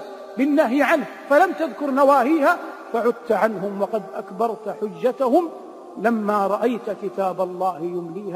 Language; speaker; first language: Arabic; native; Arabic